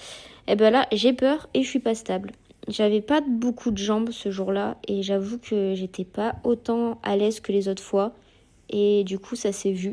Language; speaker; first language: French; native; French